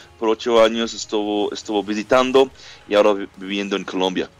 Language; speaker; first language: Spanish; non-native, learner; English